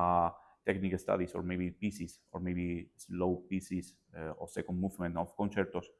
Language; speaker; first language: English; non-native, learner; Spanish